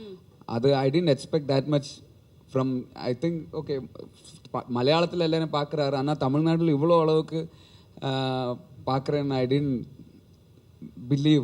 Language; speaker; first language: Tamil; non-native, learner; Malayalam